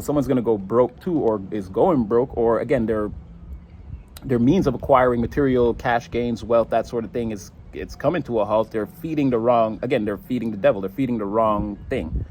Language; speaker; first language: English; native; English